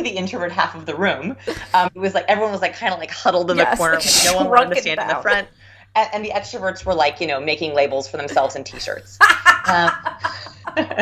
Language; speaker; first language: English; native; English